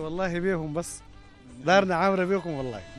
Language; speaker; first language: Arabic; native; Arabic